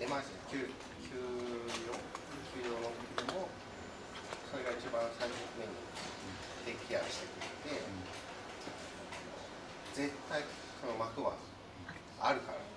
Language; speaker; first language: Japanese; early bilingual, heritage; Japanese